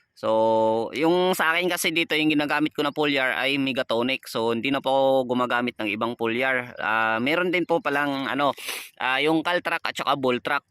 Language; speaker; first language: Filipino; non-native, local second language; Kinaray-a